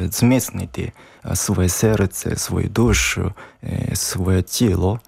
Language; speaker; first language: Ukrainian; non-native, learner; Japanese